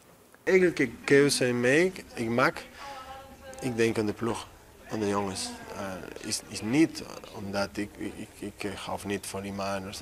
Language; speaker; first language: Dutch; non-native, learner; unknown